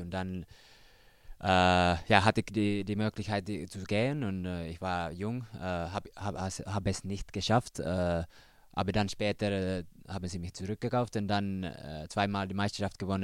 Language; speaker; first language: German; non-native, learner; Finnish